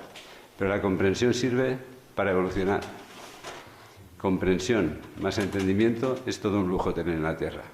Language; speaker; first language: Spanish; native; Spanish